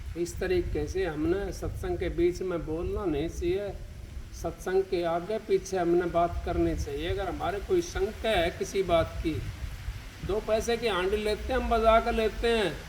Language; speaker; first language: Hindi; native; Hindi